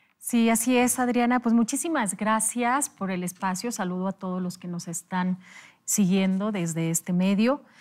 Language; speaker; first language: Spanish; native; Spanish